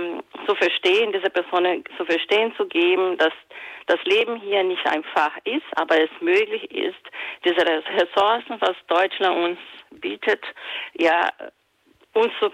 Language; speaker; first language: German; non-native, fluent; Portuguese